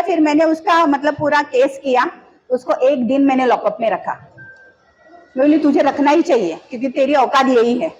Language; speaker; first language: Hindi; non-native, local second language; Marathi